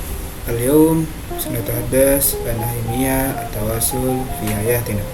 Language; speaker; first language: Arabic; non-native, learner; Indonesian